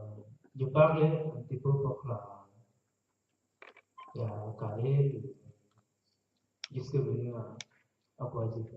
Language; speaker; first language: French; non-native, learner; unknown